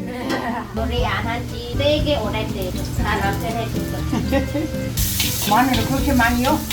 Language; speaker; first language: Korean; non-native, local second language; Vietnamese